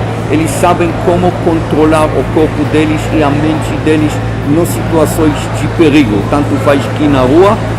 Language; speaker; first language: Portuguese; non-native, fluent; Hebrew